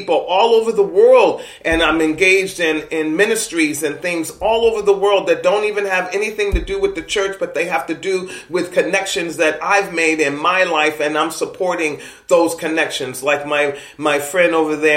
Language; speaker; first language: English; native; English